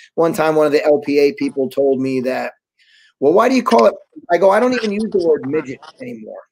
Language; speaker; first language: English; native; English